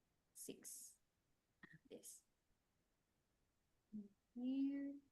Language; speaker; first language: English; non-native, fluent; Spanish